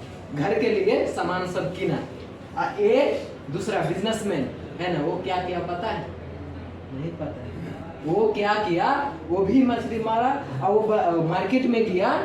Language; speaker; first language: Hindi; non-native, local second language; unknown